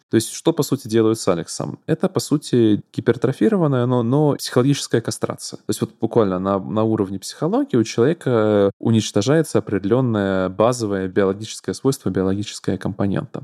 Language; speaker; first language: Russian; native; Russian